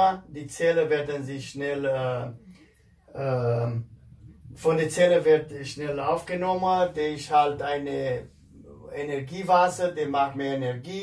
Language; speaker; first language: German; non-native, fluent; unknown